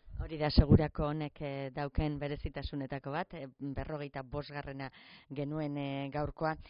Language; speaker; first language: Basque; native; Basque